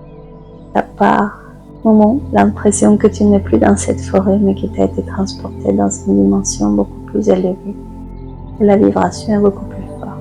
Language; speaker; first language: French; native; French